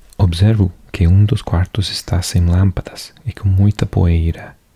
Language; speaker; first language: Portuguese; non-native, learner; English